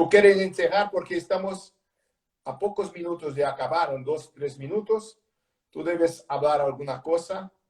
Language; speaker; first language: Spanish; non-native, learner; Portuguese